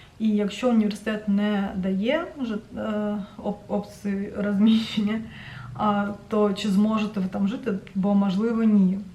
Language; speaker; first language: Ukrainian; non-native, local second language; Russian